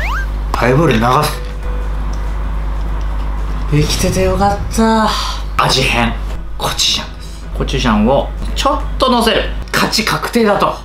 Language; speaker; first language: Japanese; native; Japanese